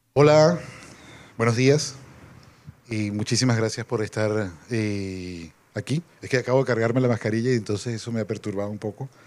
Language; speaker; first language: Spanish; native; Spanish